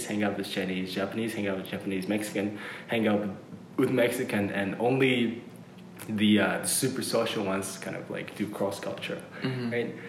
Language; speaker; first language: English; early bilingual, other home language; Uzbek